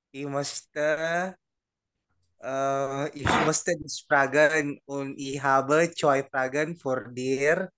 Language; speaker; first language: German; non-native, learner; Indonesian